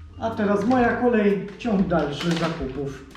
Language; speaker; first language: Polish; native; Polish